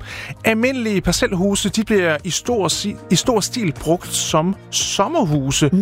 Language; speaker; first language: Danish; native; Danish